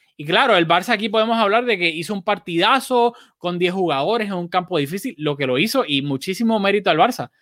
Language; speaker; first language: Spanish; native; Spanish